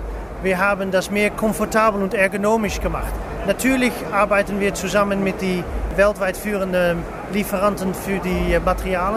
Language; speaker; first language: German; non-native, learner; English